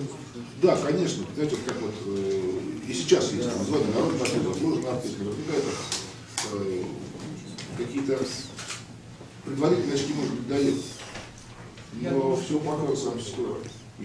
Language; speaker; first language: Russian; native; Russian